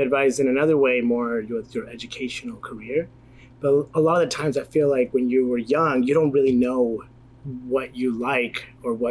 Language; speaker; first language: English; native; English